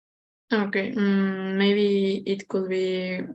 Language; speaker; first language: English; non-native, learner; Spanish